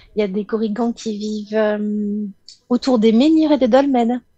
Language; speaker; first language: French; native; French